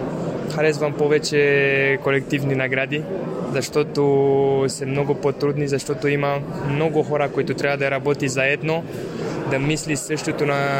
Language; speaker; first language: Bulgarian; non-native, fluent; Romanian